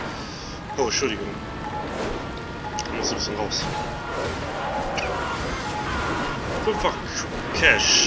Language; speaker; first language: German; native; German